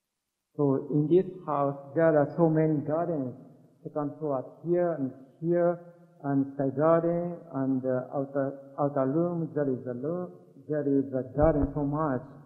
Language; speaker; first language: English; non-native, learner; Japanese